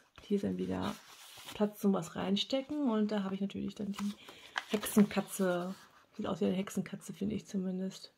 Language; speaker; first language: German; native; German